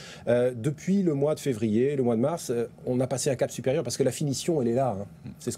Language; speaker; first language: French; native; French